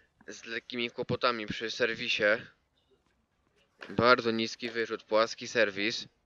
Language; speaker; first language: Polish; native; Polish